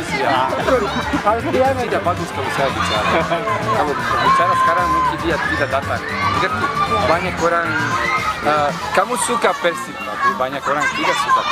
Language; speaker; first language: Indonesian; non-native, learner; Serbian